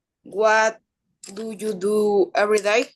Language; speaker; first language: English; non-native, learner; Spanish